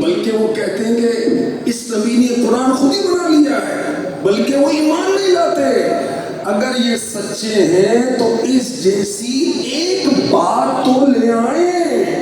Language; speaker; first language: Urdu; non-native, local second language; Punjabi